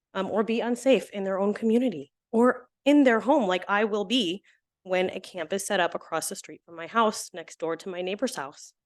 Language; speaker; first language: English; native; English